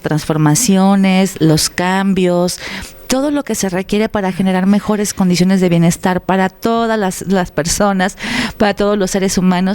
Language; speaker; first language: Spanish; native; Spanish